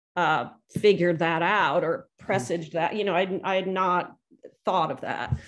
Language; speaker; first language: English; native; English